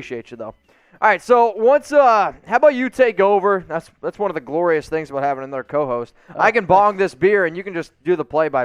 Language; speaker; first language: English; native; English